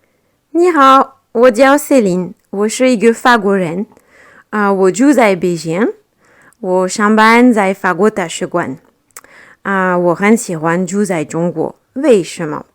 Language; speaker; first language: Chinese; non-native, learner; French